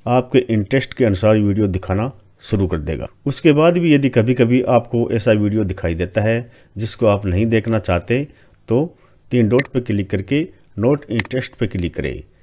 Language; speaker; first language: Hindi; native; Hindi